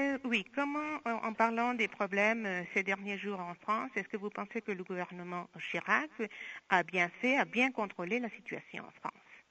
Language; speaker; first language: French; non-native, fluent; Spanish